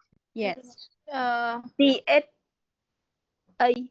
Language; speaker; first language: English; non-native, learner; Vietnamese